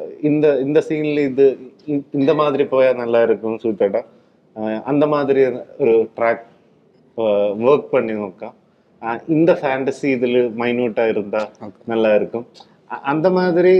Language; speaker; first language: Tamil; non-native, learner; Malayalam